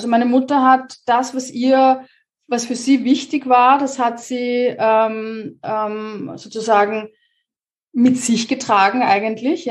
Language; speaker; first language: German; native; German